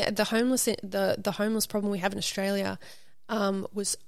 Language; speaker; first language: English; native; English